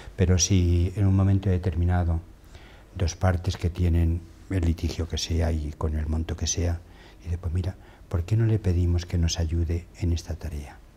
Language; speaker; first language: Spanish; native; Spanish